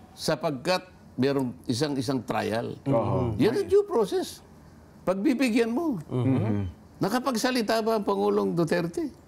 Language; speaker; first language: Filipino; non-native, local second language; Pampanga